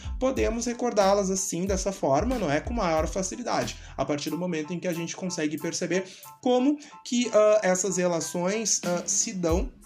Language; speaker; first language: Portuguese; native; Portuguese